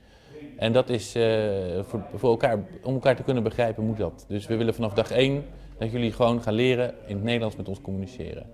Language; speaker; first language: Dutch; native; Dutch